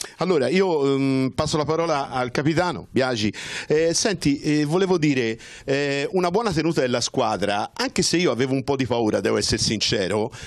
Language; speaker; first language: Italian; native; Italian